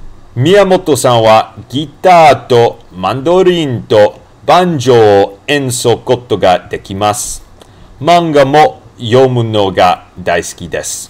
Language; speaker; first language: Japanese; non-native, learner; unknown